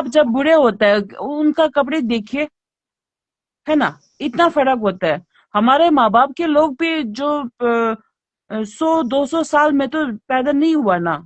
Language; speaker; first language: Hindi; non-native, fluent; Tibetan